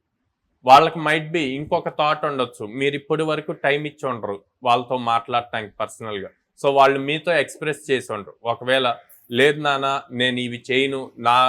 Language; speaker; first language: Telugu; native; Telugu